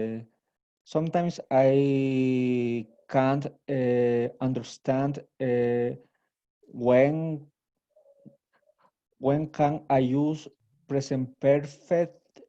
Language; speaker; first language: English; non-native, learner; Spanish